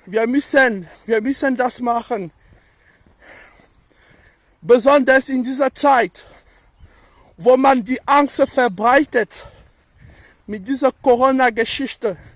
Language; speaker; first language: German; non-native, learner; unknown